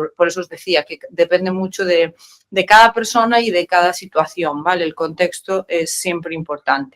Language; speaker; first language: Spanish; native; Spanish